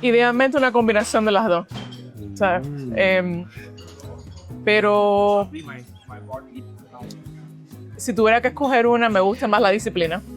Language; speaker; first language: Spanish; early bilingual, heritage; Spanish